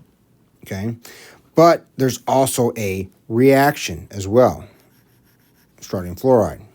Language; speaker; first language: English; native; English